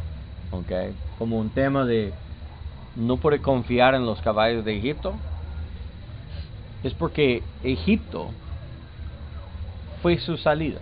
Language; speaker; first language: Spanish; non-native, learner; English